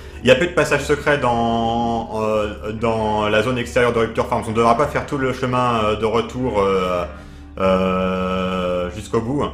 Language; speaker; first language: French; native; French